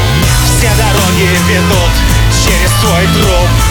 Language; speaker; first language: Russian; native; Russian